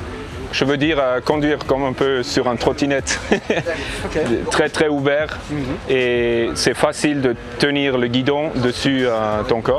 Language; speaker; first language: French; non-native, learner; English